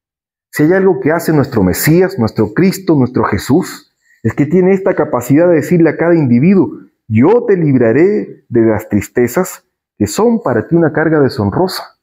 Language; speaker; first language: Spanish; native; Spanish